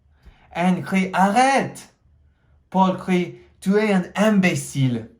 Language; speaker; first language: French; non-native, fluent; English